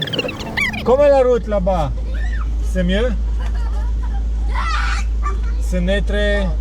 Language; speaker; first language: French; non-native, learner; Romanian